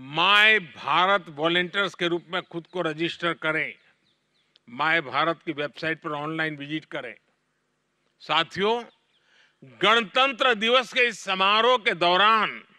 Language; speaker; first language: Hindi; non-native, local second language; Gujarati